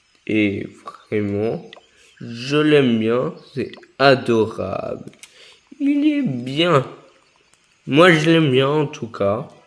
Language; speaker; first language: French; native; French